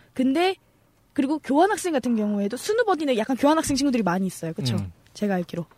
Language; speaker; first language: Korean; non-native, fluent; Turkish